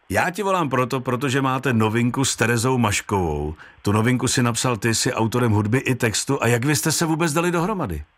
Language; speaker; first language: Czech; native; Czech